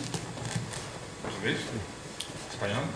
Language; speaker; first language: Spanish; non-native, fluent; Portuguese